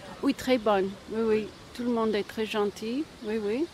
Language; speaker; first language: French; non-native, learner; English